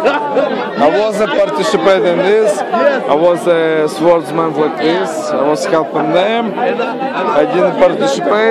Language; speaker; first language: English; non-native, learner; Russian